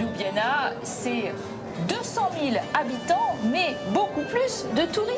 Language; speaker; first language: French; native; French